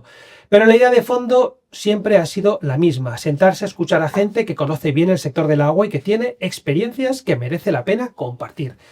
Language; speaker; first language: Spanish; native; Spanish